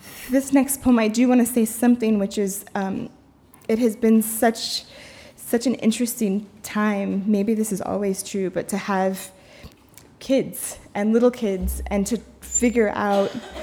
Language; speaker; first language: English; native; English